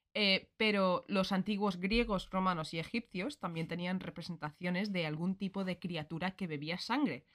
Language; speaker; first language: Spanish; early bilingual, other home language; English